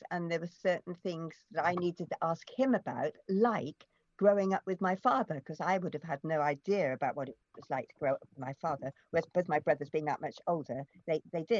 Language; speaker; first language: English; native; English